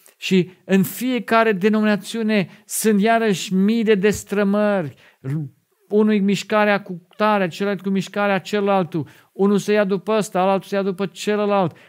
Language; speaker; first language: Romanian; non-native, fluent; German